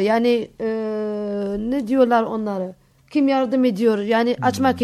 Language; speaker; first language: Turkish; non-native, fluent; Arabic